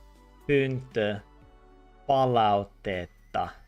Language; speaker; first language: Finnish; non-native, learner; English